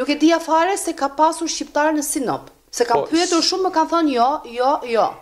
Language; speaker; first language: Albanian; native; Albanian